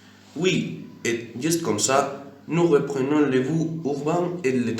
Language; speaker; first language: French; non-native, learner; Spanish